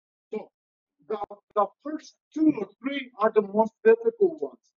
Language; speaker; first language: English; non-native, fluent; Spanish